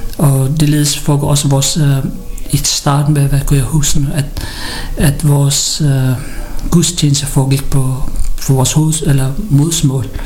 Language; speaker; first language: Danish; early bilingual, other home language; Filipino